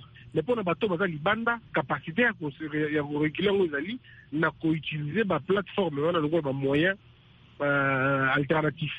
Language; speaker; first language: French; non-native, local second language; Lingala